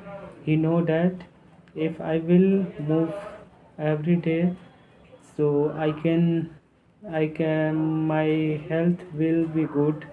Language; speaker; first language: English; non-native, learner; Hindi